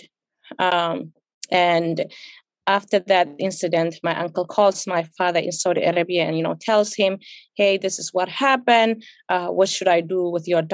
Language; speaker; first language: English; non-native, fluent; Somali